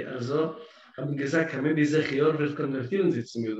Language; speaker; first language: German; non-native, fluent; Russian